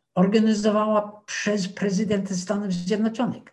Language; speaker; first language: Polish; non-native, fluent; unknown